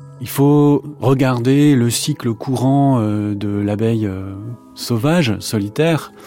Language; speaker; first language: French; native; French